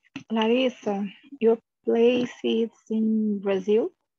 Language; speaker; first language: English; non-native, learner; Portuguese